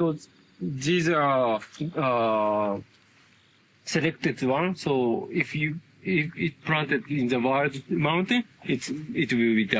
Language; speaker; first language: English; non-native, learner; Japanese